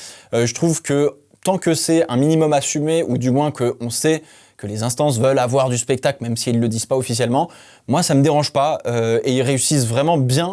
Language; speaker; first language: French; native; French